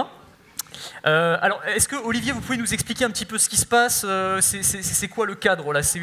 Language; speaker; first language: French; native; French